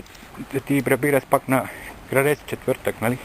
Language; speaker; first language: Bulgarian; non-native, learner; Finnish